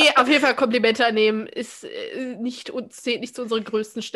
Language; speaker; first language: German; native; German